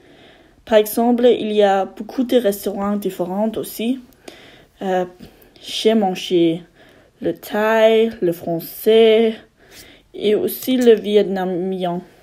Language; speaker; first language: French; non-native, learner; Danish